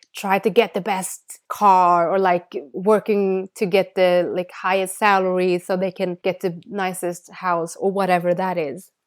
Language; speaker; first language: English; non-native, fluent; Bangla